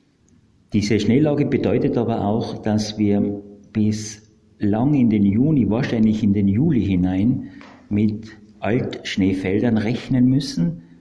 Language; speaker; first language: German; native; German